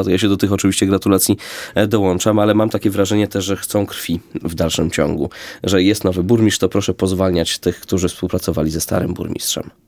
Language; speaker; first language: Polish; native; Polish